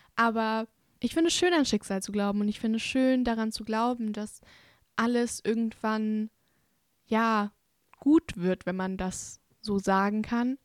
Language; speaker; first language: German; native; German